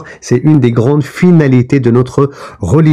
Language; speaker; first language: French; native; French